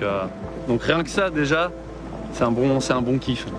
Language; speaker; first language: French; native; French